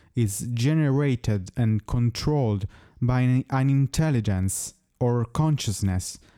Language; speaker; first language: English; non-native, fluent; Italian